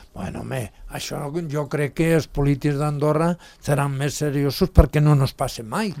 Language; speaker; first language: Catalan; non-native, local second language; Spanish